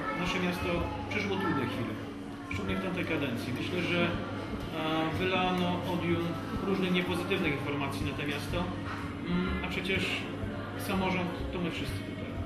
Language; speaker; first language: Polish; native; Polish